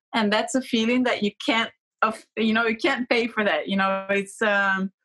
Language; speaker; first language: English; non-native, fluent; Portuguese